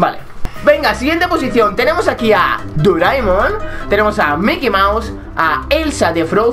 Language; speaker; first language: Spanish; native; Spanish